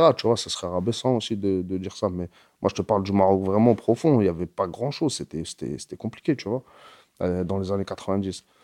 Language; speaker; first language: French; early bilingual, other home language; Arabic